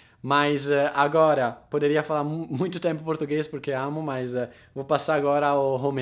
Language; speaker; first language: Portuguese; non-native, fluent; Italian